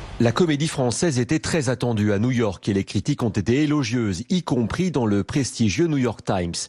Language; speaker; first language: French; native; French